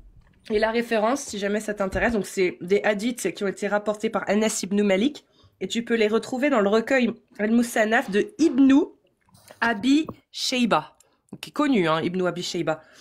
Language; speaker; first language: French; native; French